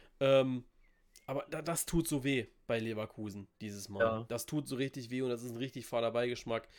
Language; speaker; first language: German; native; German